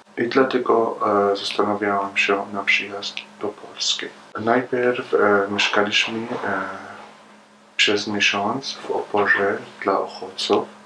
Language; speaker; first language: Polish; non-native, learner; Arabic